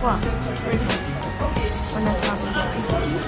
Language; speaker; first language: French; non-native, learner; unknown